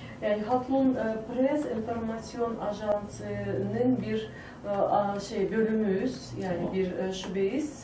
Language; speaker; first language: Turkish; non-native, fluent; Tajik